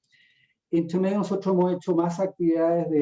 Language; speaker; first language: Spanish; native; Spanish